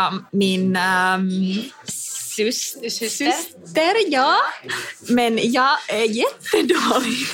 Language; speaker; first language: Swedish; non-native, learner; Finnish